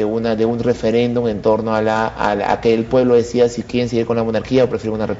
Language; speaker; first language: Spanish; native; Spanish